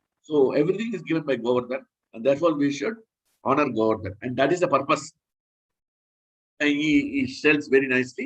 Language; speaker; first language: English; non-native, local second language; Hindi